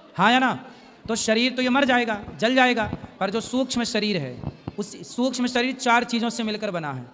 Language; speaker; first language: Hindi; native; Hindi